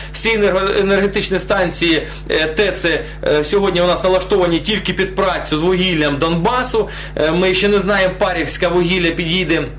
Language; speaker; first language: Ukrainian; non-native, local second language; Russian